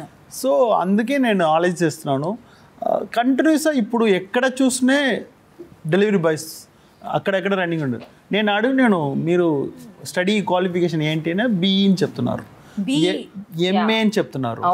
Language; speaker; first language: Telugu; non-native, learner; Tamil